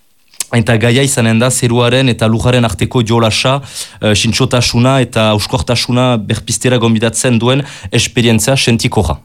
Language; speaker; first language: Basque; native; Basque